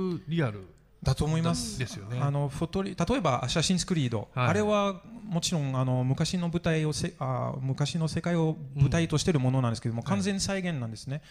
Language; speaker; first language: Japanese; non-native, fluent; French